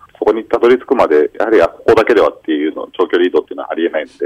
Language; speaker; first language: Japanese; native; Japanese